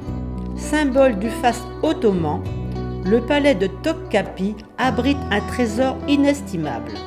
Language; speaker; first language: French; native; French